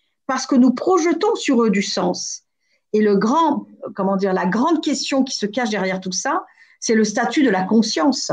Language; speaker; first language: French; native; French